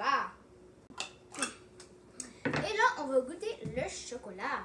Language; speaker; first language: French; non-native, local second language; English